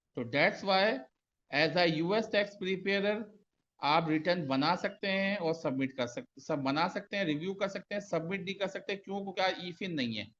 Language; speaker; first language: Urdu; native; Urdu